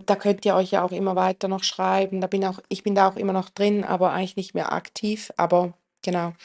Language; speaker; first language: German; native; German